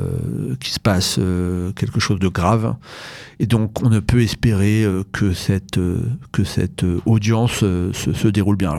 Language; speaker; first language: French; native; French